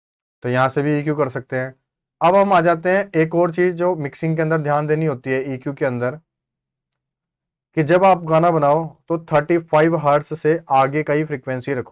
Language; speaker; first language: Hindi; native; Hindi